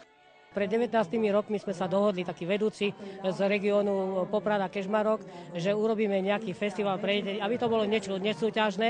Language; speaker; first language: Slovak; native; Slovak